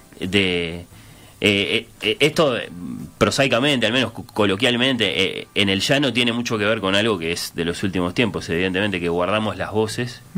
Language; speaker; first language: Spanish; native; Spanish